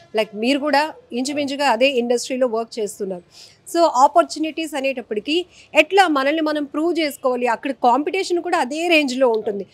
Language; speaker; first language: Telugu; native; Telugu